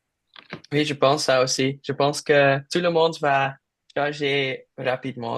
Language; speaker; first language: French; non-native, learner; Dutch